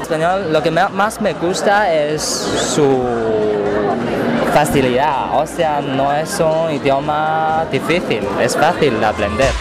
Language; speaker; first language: Spanish; non-native, fluent; Chinese